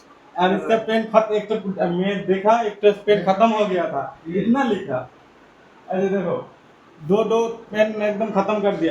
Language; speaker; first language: Hindi; non-native, local second language; Bangla